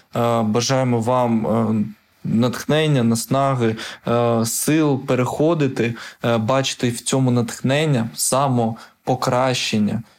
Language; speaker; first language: Ukrainian; non-native, local second language; Russian